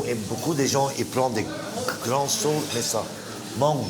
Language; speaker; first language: French; non-native, local second language; Dutch